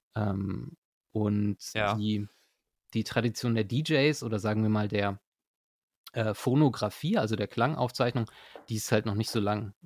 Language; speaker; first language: German; native; German